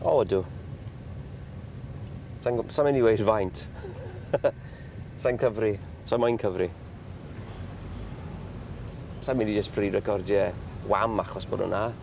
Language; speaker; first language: Welsh; native; Welsh